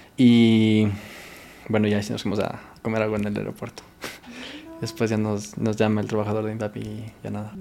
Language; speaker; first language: Spanish; native; Spanish